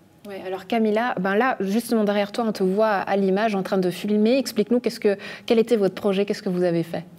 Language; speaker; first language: French; native; French